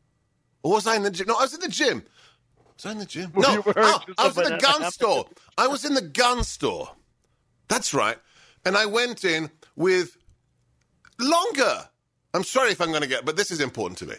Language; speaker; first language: English; native; English